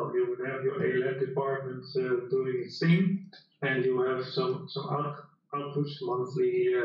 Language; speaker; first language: English; non-native, fluent; Dutch